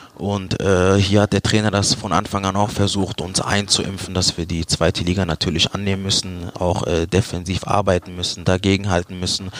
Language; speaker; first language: German; early bilingual, other home language; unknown